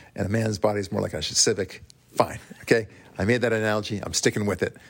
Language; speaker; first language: English; non-native, fluent; Hebrew